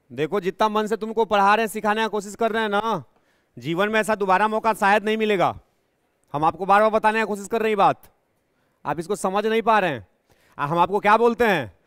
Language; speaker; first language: Hindi; native; Hindi